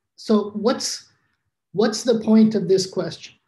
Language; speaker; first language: English; native; English